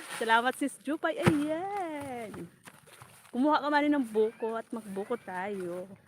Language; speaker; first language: Filipino; non-native, local second language; Bikol